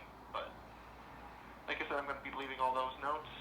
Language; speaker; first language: English; native; English